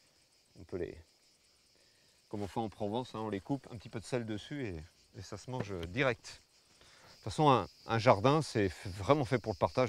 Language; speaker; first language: French; native; French